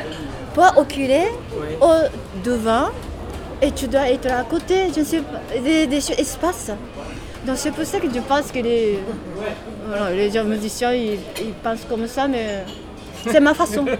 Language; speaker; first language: French; non-native, learner; Japanese